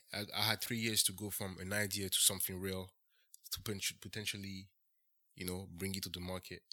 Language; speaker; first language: English; early bilingual, heritage; French